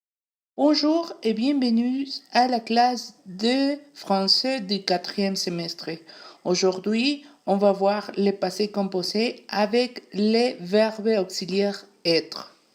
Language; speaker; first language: French; non-native, fluent; Spanish